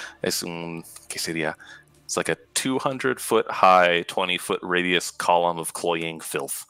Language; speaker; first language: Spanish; non-native, fluent; English